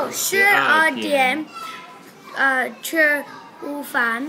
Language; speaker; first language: Chinese; non-native, learner; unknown